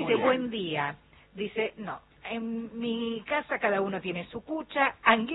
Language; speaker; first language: Spanish; native; Spanish